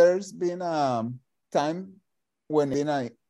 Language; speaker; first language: English; non-native, fluent; Spanish